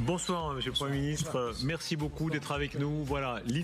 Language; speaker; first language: French; native; French